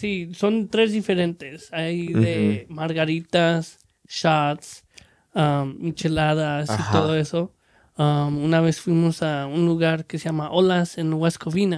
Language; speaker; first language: Spanish; early bilingual, heritage; Spanish